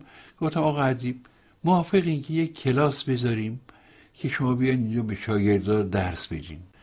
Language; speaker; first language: Persian; native; Persian